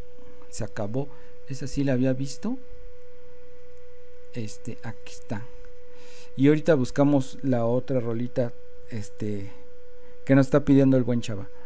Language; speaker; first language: Spanish; native; Spanish